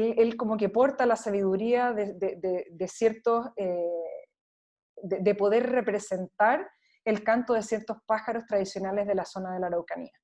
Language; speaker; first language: Spanish; native; Spanish